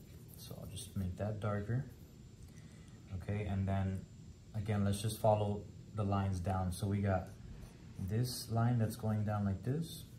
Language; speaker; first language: English; native; English